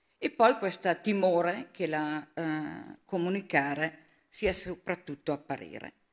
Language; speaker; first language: Italian; native; Italian